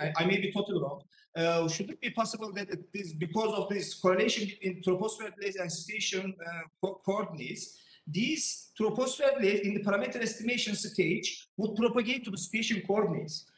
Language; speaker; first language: English; non-native, fluent; Turkish